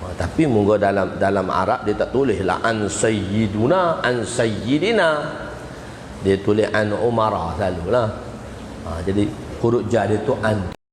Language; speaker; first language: Malay; native; Malay